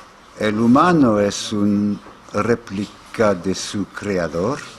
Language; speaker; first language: Spanish; non-native, fluent; English